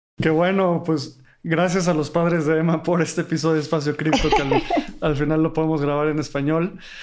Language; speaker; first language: Spanish; native; Spanish